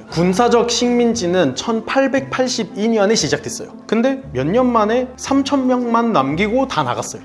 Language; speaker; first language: Korean; non-native, fluent; Arabic